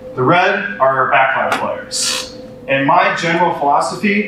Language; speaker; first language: English; native; English